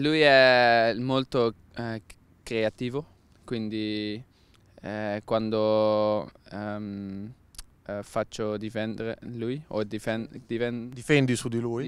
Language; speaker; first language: Italian; non-native, learner; Dutch